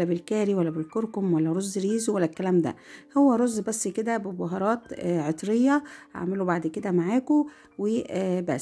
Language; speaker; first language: Arabic; native; Arabic